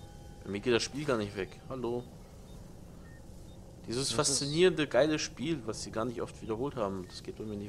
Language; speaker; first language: German; native; German